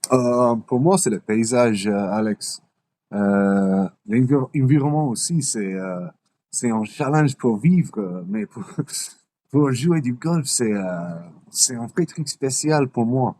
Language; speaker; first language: French; non-native, learner; English